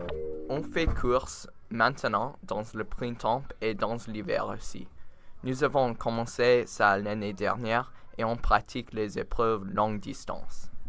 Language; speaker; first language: French; non-native, learner; English